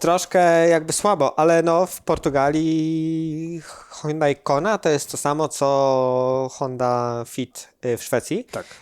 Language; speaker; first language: Polish; native; Polish